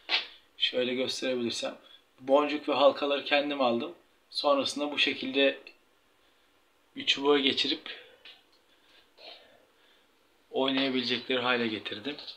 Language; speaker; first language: Turkish; native; Turkish